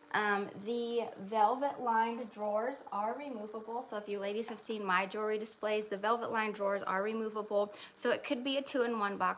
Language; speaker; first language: English; native; English